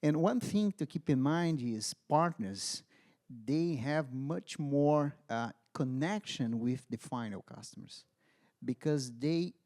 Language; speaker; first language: English; non-native, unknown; Portuguese